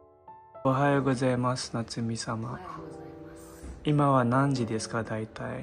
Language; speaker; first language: Japanese; non-native, learner; Nepali